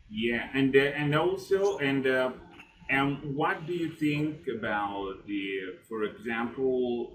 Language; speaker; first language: English; non-native, fluent; Spanish